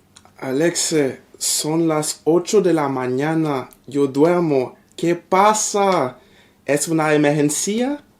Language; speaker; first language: Spanish; non-native, learner; French